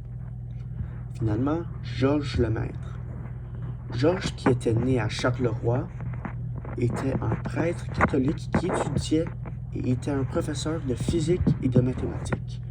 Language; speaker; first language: French; non-native, learner; English